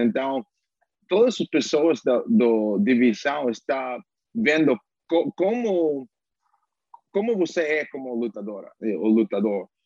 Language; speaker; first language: Portuguese; non-native, learner; English